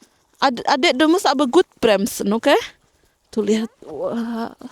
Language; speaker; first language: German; non-native, fluent; Indonesian